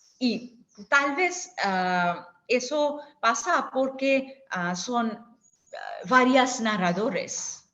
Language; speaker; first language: Spanish; non-native, learner; Bangla